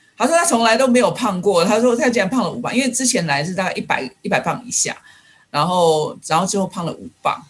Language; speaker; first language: Chinese; native; Chinese